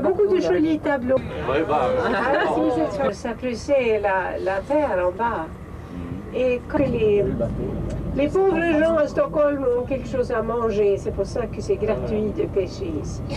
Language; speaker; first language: French; non-native, fluent; Swedish